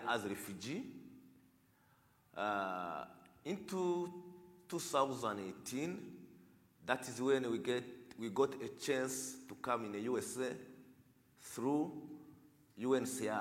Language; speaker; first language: English; non-native, learner; Kinyarwanda